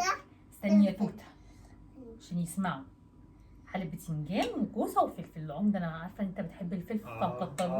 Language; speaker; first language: Arabic; native; Arabic